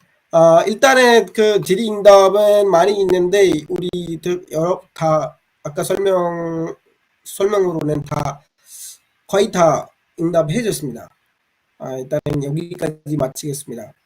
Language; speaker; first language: Korean; non-native, fluent; Bangla